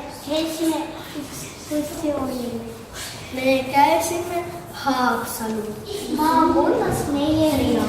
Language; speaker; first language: Estonian; non-native, local second language; Russian